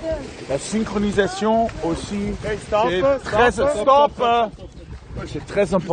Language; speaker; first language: French; non-native, fluent; German